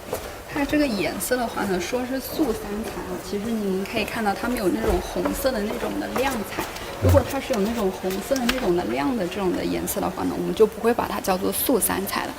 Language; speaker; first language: Chinese; native; Chinese